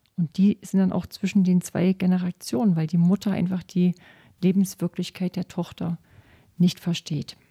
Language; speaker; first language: German; native; German